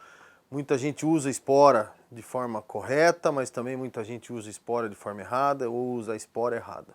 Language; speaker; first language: Portuguese; native; Portuguese